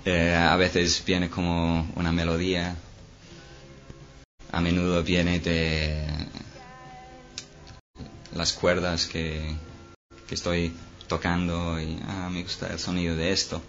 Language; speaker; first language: Spanish; non-native, fluent; English